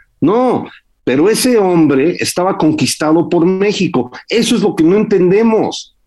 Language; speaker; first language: Spanish; early bilingual, heritage; Spanish